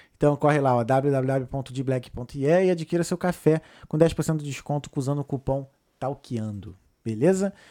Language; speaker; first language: Portuguese; native; Portuguese